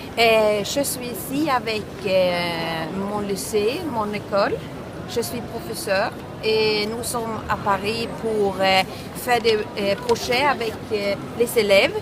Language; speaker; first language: French; non-native, learner; Swedish